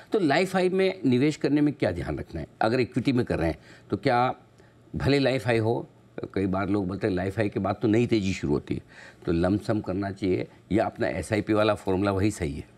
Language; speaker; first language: Hindi; native; Hindi